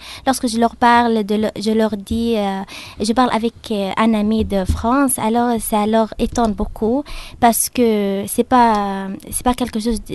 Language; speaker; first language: French; non-native, fluent; Arabic